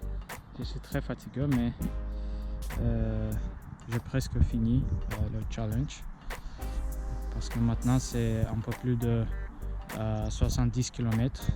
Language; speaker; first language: French; non-native, learner; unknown